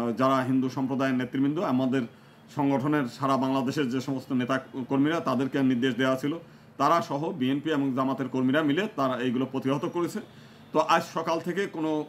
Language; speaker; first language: Bangla; native; Bangla